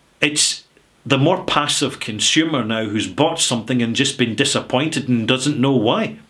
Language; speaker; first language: English; native; English